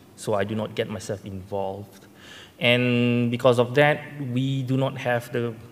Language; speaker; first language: English; non-native, local second language; Malay